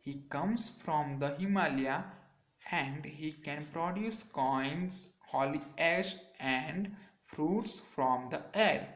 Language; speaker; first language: English; non-native, local second language; Gujarati